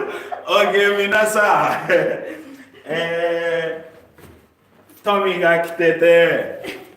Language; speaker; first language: Japanese; non-native, learner; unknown